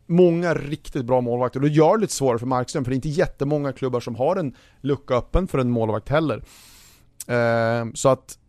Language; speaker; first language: Swedish; native; Swedish